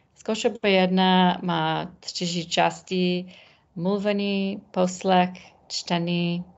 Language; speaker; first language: Czech; non-native, learner; English